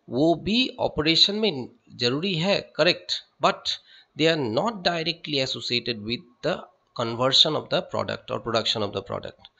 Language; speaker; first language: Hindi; non-native, local second language; Bangla